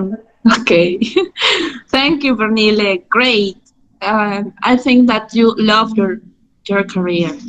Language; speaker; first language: English; non-native, fluent; Spanish